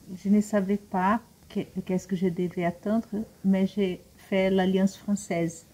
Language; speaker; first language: French; non-native, fluent; Portuguese